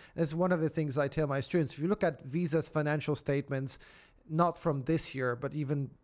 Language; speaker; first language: English; non-native, fluent; Polish